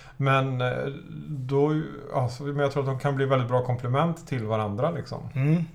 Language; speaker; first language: Swedish; native; Swedish